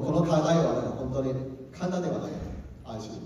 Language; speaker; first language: Japanese; non-native, learner; Cantonese